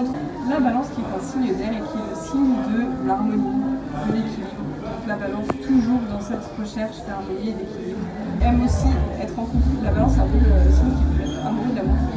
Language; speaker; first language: French; native; French